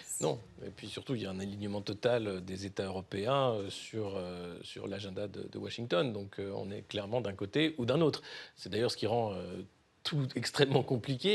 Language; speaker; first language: French; native; French